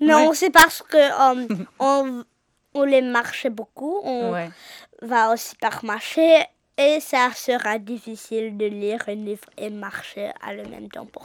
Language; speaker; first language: French; early bilingual, heritage; English